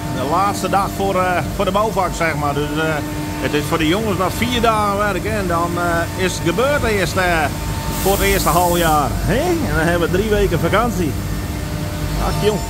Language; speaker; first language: Dutch; non-native, local second language; Western Frisian